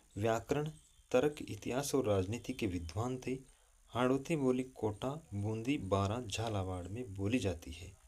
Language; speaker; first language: Hindi; native; Hindi